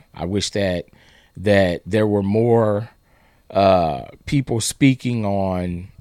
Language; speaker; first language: English; native; English